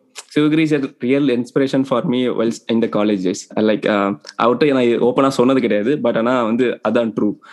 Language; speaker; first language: English; non-native, local second language; Tamil